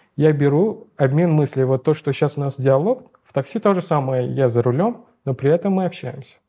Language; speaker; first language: Russian; non-native, local second language; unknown